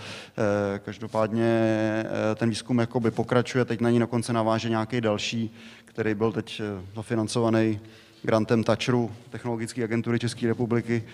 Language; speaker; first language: Czech; native; Czech